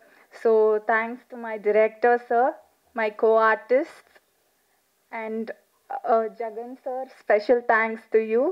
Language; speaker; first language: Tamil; non-native, fluent; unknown